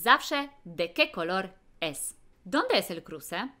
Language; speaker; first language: Spanish; non-native, fluent; Polish